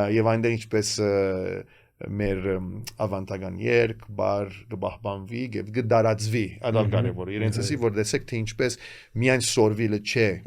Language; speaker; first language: Armenian; early bilingual, heritage; Armenian